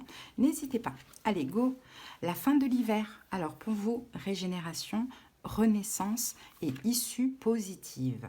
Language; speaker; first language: French; native; French